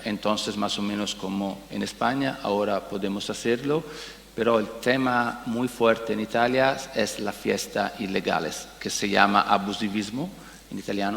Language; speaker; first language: Spanish; non-native, learner; Italian